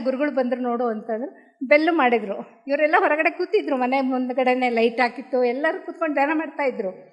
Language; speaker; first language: Kannada; native; Kannada